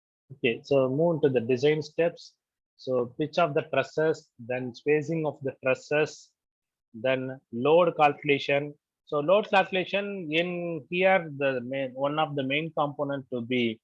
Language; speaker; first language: English; non-native, local second language; Tamil